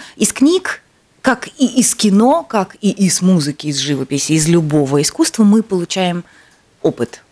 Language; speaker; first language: Russian; native; Russian